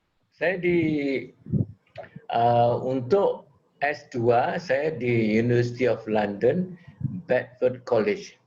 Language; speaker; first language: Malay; non-native, local second language; Javanese